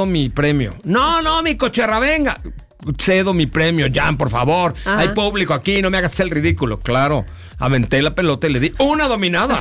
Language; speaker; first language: Spanish; native; Spanish